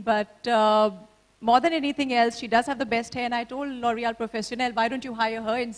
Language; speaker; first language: English; non-native, local second language; Hindi